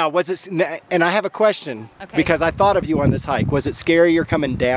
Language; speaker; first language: English; native; English